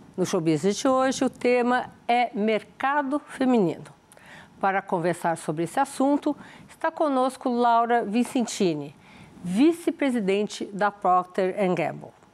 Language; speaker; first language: Portuguese; native; Portuguese